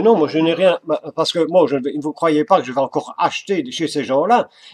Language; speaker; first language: French; native; French